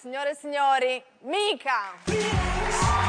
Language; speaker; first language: Italian; native; Italian